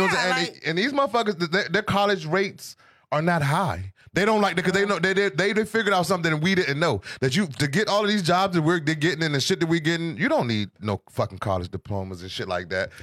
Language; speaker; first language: English; native; English